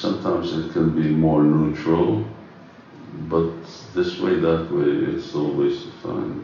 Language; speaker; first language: English; early bilingual, other home language; Hungarian